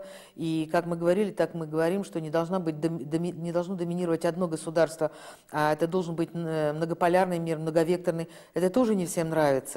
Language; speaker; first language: Russian; native; Russian